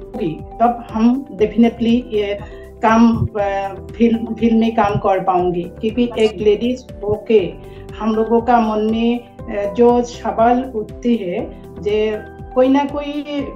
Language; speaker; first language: Hindi; non-native, local second language; Assamese